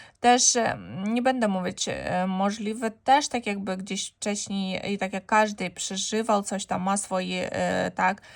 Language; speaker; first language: Polish; non-native, fluent; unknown